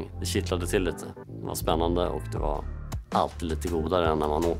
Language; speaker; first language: Swedish; native; Swedish